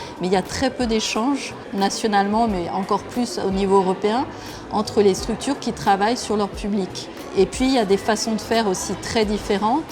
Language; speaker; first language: French; native; French